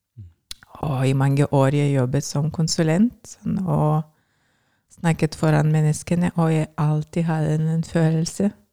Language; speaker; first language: Norwegian; non-native, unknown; Lithuanian